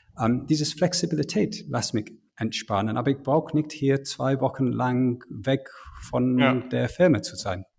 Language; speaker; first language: German; non-native, fluent; English